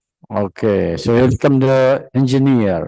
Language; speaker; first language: English; non-native, fluent; Indonesian